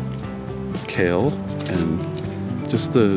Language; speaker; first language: English; native; English